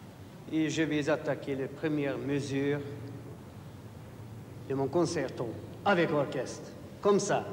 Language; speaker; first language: French; non-native, fluent; Hungarian